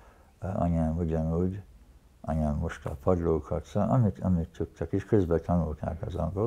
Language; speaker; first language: Hungarian; early bilingual, heritage; Hungarian